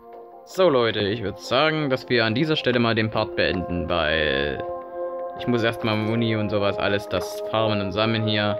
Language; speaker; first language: German; native; German